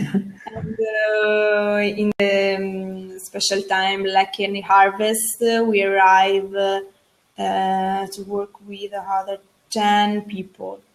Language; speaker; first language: English; non-native, learner; Italian